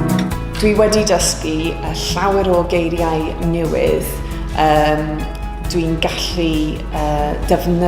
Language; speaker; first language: Welsh; non-native, learner; English